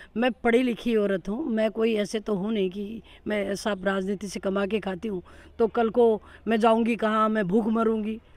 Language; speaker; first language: Hindi; native; Hindi